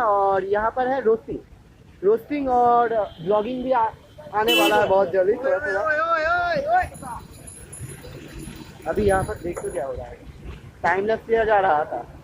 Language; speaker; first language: Hindi; non-native, local second language; Bangla